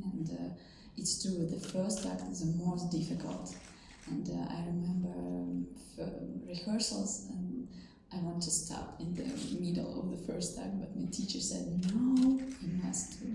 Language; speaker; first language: English; non-native, learner; Russian